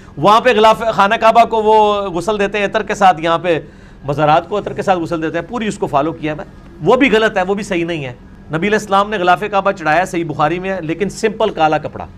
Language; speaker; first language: Urdu; non-native, local second language; Punjabi